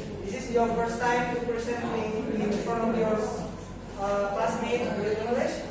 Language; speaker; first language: English; non-native, local second language; Indonesian